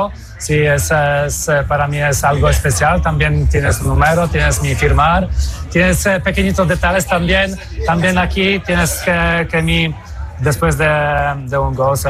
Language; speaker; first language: Spanish; non-native, fluent; Polish